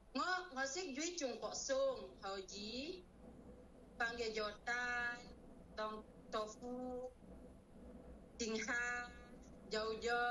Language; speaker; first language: Cantonese; non-native, learner; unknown